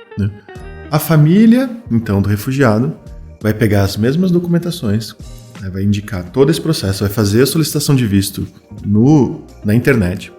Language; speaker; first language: Portuguese; native; Portuguese